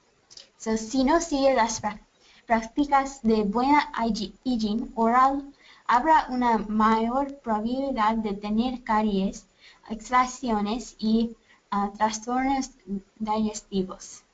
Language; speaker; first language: Spanish; non-native, learner; English